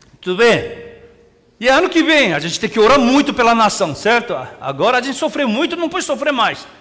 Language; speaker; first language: Portuguese; non-native, fluent; Korean